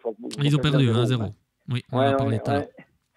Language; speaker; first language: French; native; French